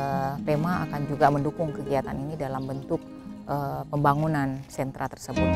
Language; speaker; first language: Indonesian; native; Indonesian